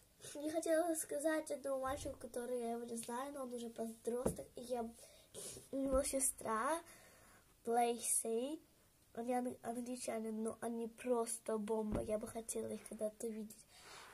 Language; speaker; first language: Russian; early bilingual, heritage; Russian